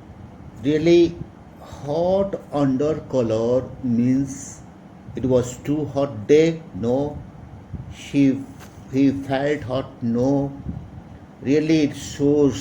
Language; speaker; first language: English; non-native, local second language; Odia